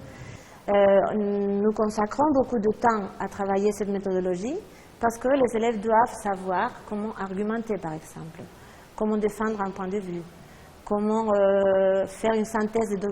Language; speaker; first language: French; non-native, fluent; Spanish